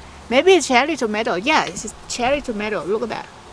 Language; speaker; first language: English; non-native, learner; Thai